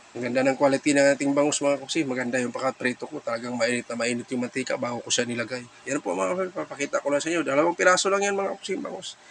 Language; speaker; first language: Filipino; non-native, local second language; Cebuano